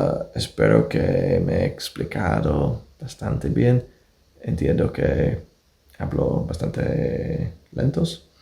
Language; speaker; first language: Spanish; non-native, fluent; English